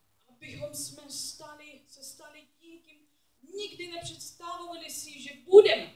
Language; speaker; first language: Czech; non-native, learner; English